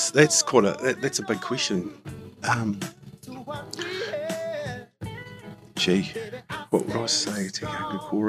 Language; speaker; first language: English; native; English